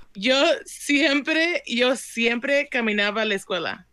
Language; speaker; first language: Spanish; early bilingual, heritage; Spanish